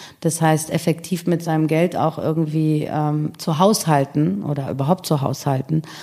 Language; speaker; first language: German; early bilingual, other home language; Persian